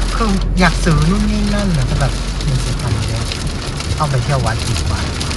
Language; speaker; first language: Thai; non-native, fluent; Vietnamese